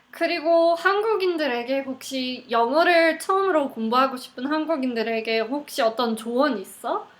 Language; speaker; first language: Korean; non-native, fluent; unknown